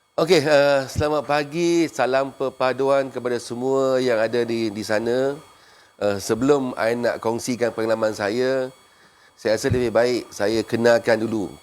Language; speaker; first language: Malay; non-native, local second language; Chinese